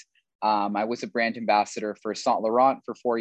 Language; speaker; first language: English; native; English